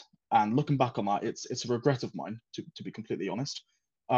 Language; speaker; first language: English; native; English